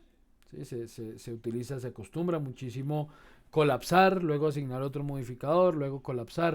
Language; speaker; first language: Spanish; native; Spanish